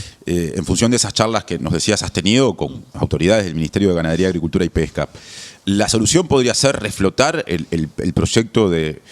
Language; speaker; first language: Spanish; native; Spanish